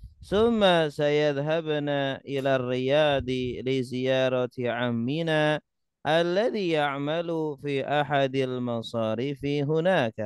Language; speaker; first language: Arabic; non-native, fluent; Indonesian